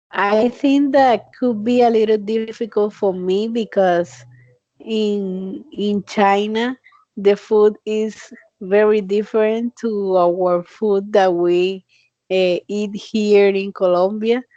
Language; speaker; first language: English; non-native, learner; Spanish